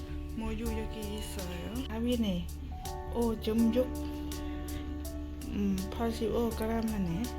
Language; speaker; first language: Korean; non-native, learner; Lao